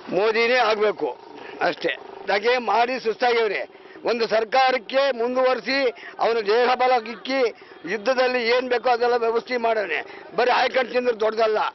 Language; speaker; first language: Kannada; native; Kannada